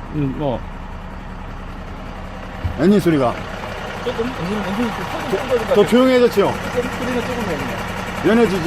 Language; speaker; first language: Korean; native; Korean